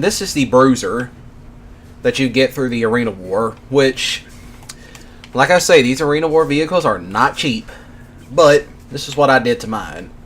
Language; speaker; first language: English; native; English